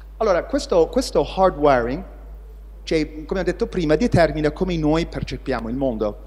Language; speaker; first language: Italian; non-native, fluent; English